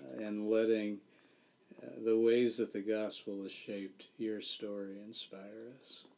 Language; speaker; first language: English; native; English